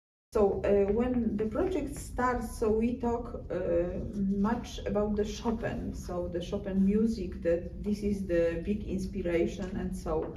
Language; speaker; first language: English; non-native, learner; Polish